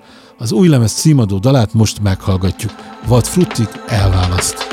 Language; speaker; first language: Hungarian; native; Hungarian